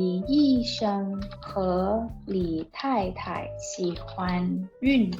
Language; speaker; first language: Chinese; non-native, learner; English